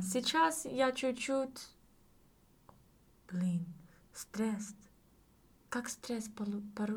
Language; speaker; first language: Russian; non-native, learner; English